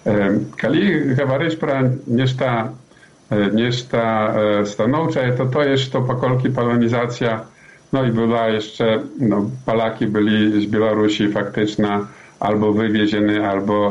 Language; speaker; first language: Polish; non-native, learner; Belarusian